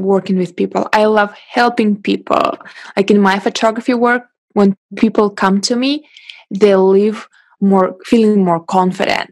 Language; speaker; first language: English; non-native, fluent; Russian